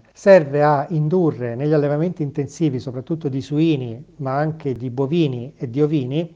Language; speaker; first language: Italian; native; Italian